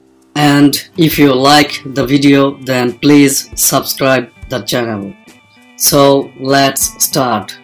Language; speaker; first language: English; non-native, fluent; Bangla